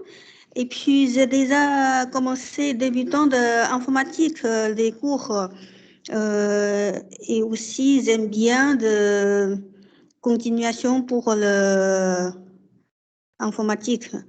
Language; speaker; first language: French; non-native, learner; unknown